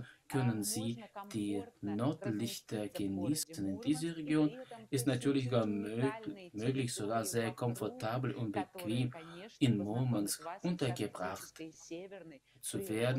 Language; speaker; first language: German; non-native, fluent; Russian